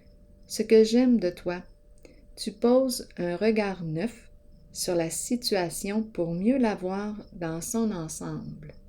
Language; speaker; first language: French; native; French